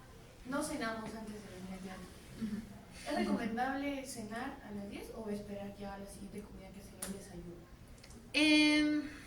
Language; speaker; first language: Spanish; native; Spanish